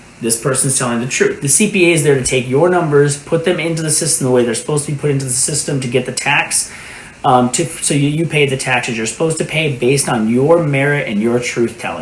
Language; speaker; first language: English; native; English